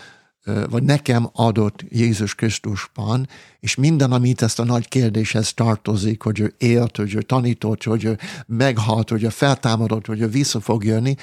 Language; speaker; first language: Hungarian; non-native, fluent; English